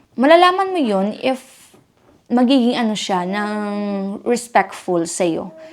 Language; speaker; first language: Filipino; native; Filipino